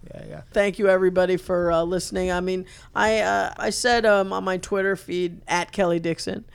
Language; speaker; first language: English; native; English